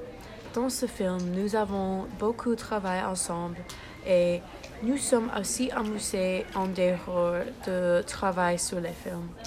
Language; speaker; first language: French; non-native, learner; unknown